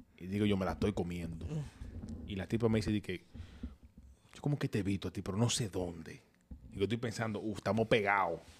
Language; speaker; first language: Spanish; native; Spanish